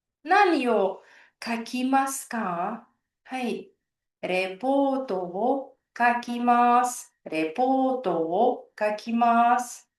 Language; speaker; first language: Japanese; non-native, learner; Uzbek